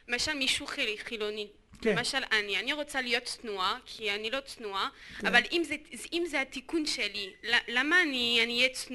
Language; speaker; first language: Hebrew; non-native, learner; French